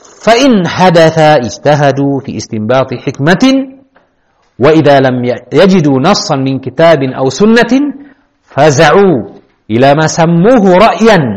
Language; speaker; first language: Arabic; non-native, fluent; Indonesian